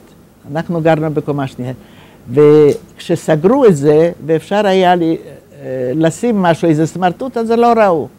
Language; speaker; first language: Hebrew; non-native, fluent; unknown